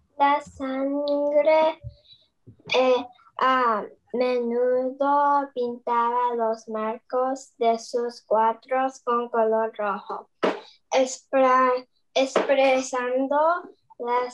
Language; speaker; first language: Spanish; non-native, learner; English